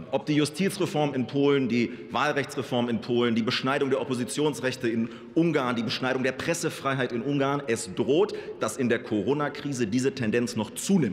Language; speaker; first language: German; native; German